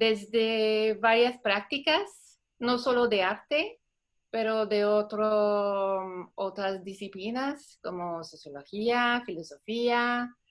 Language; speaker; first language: Spanish; non-native, fluent; French